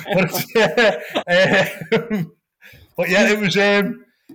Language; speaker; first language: English; native; English